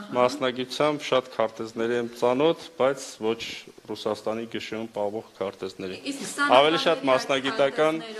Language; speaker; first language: Armenian; native; Armenian